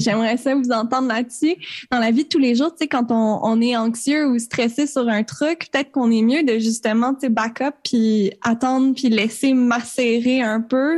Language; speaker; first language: French; native; French